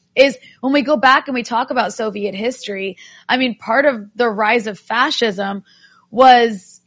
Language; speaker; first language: English; native; English